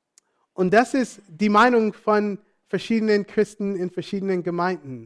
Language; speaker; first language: German; non-native, fluent; English